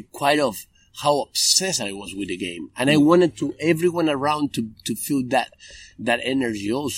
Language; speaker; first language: English; non-native, fluent; Spanish